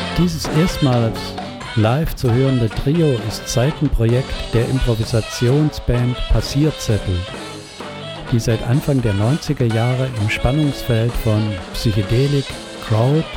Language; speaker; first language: German; native; German